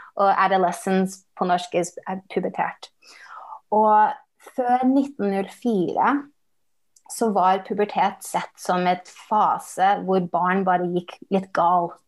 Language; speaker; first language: Norwegian; early bilingual, heritage; English